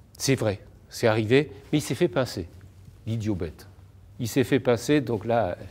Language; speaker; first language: French; native; French